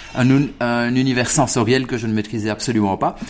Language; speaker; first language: French; early bilingual, other home language; Italian